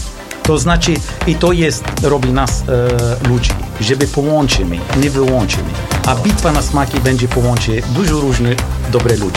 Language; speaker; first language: Polish; non-native, learner; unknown